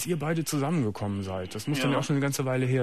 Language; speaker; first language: German; native; German